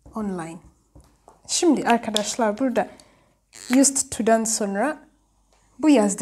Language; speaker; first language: Turkish; non-native, learner; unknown